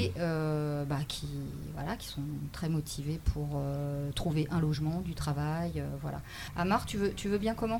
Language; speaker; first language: French; native; French